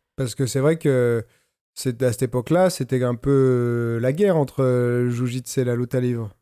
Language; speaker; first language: French; native; French